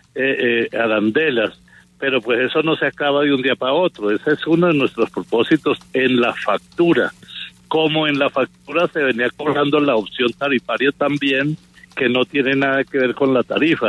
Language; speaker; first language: Spanish; native; Spanish